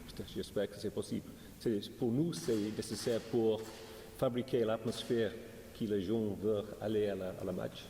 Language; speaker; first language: French; non-native, learner; English